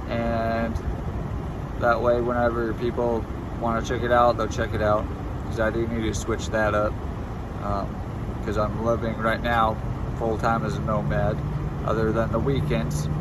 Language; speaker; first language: English; native; English